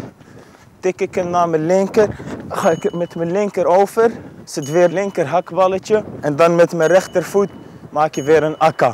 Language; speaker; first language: Dutch; early bilingual, other home language; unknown